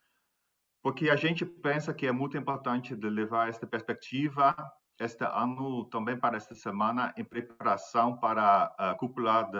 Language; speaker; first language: Portuguese; non-native, fluent; Dutch